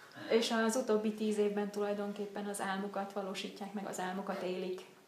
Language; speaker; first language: Hungarian; native; Hungarian